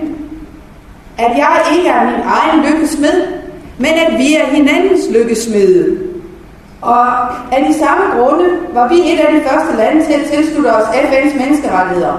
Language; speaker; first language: Danish; native; Danish